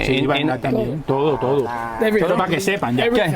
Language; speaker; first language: Spanish; native; Spanish